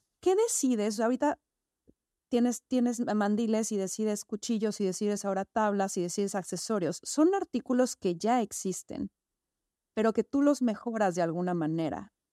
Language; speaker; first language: Spanish; native; Spanish